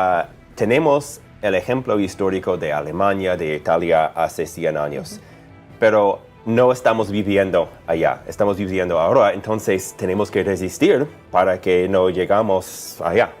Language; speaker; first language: Spanish; non-native, fluent; English